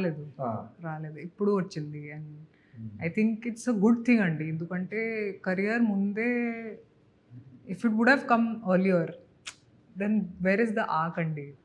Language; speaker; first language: Telugu; non-native, local second language; Hindi